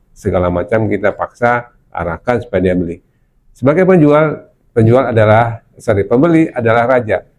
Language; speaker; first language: Indonesian; non-native, local second language; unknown